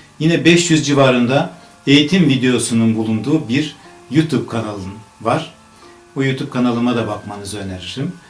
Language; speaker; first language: Turkish; native; Turkish